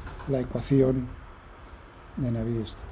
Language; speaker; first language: Spanish; native; Spanish